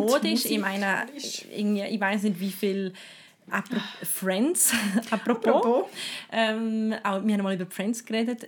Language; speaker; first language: German; native; German